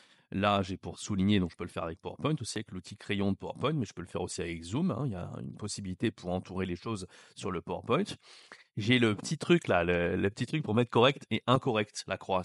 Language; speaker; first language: French; native; French